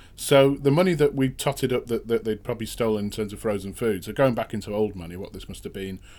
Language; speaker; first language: English; native; English